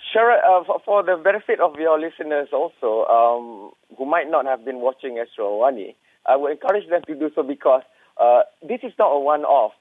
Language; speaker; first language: English; non-native, local second language; Malay